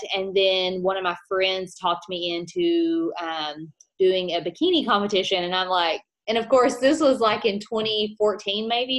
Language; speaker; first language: English; native; English